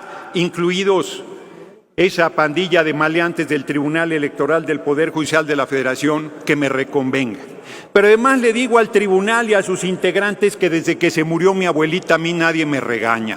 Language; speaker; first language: Spanish; native; Spanish